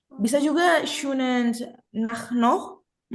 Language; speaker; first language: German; non-native, learner; Indonesian